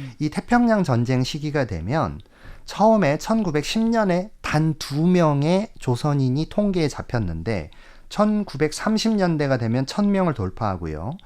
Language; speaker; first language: Korean; native; Korean